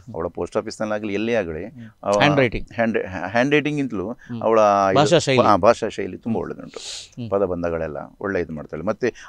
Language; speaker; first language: Kannada; native; Kannada